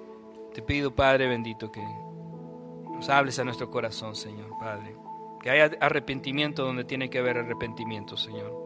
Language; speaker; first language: Spanish; native; Spanish